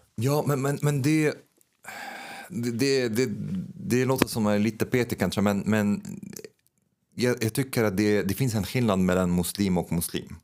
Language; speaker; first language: Swedish; non-native, fluent; Arabic